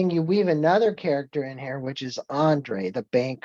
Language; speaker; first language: English; native; English